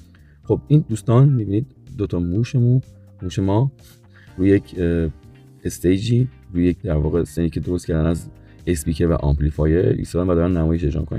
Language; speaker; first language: Persian; native; Persian